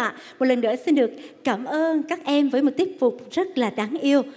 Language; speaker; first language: Vietnamese; native; Vietnamese